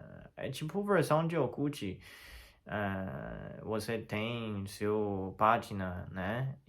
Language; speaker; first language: Portuguese; non-native, fluent; Chinese